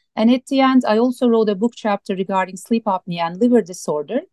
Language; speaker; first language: English; non-native, fluent; Turkish